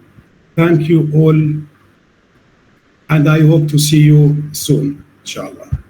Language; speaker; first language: English; non-native, fluent; Arabic